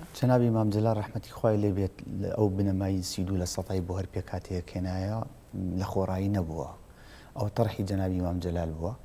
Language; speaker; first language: Central Kurdish; native; Central Kurdish